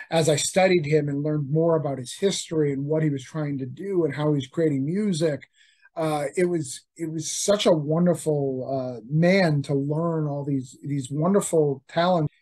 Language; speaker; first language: English; native; English